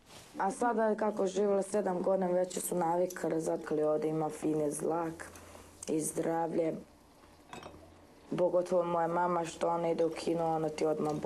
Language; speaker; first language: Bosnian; non-native, learner; Chinese